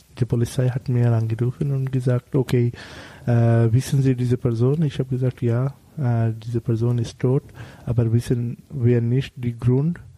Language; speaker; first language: German; non-native, learner; Bangla